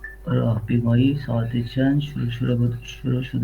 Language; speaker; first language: Persian; non-native, learner; Urdu